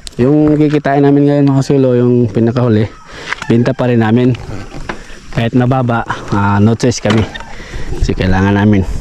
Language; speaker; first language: Filipino; non-native, local second language; Cebuano